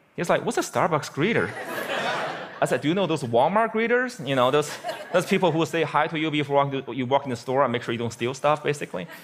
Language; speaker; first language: English; non-native, fluent; Chinese